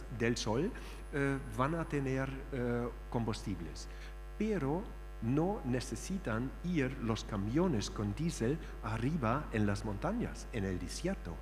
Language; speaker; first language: Spanish; non-native, fluent; German